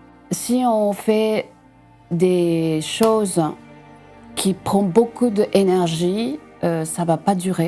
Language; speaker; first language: French; non-native, fluent; Japanese